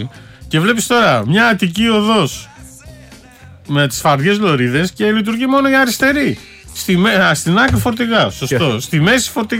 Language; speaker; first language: Greek; native; Greek